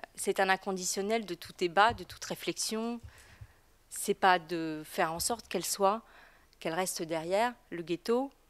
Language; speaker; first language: French; native; French